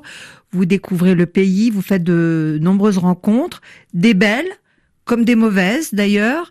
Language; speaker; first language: French; native; French